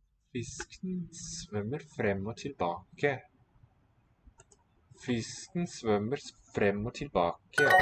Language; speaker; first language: Norwegian; non-native, learner; English